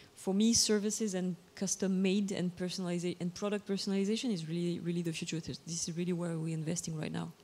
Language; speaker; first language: English; non-native, fluent; Bulgarian